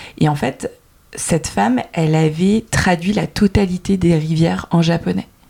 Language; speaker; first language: French; early bilingual, other home language; Vietnamese